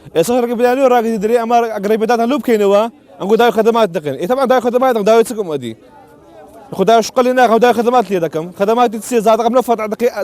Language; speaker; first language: Central Kurdish; native; Central Kurdish